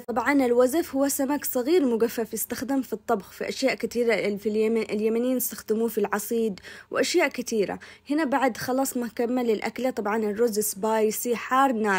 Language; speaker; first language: Arabic; native; Arabic